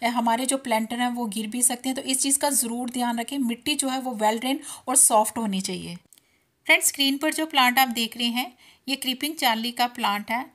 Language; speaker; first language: Hindi; non-native, local second language; Punjabi